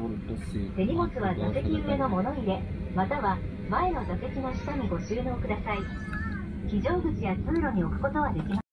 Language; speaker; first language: Japanese; native; Japanese